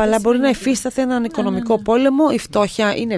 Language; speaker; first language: Greek; native; Greek